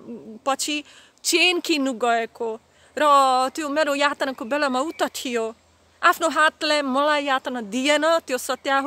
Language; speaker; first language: Nepali; non-native, learner; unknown